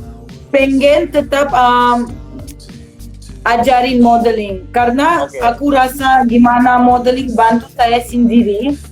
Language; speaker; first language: Indonesian; non-native, fluent; Russian